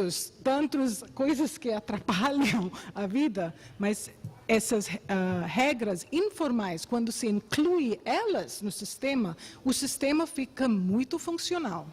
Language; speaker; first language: Portuguese; non-native, fluent; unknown